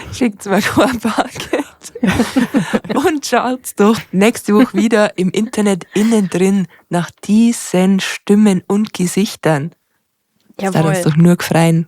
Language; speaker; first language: German; native; German